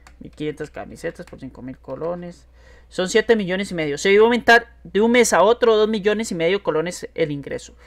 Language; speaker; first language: Spanish; native; Spanish